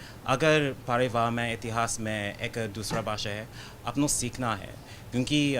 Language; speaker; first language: Hindi; non-native, fluent; English